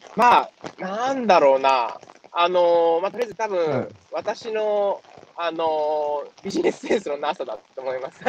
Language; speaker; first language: Japanese; native; Japanese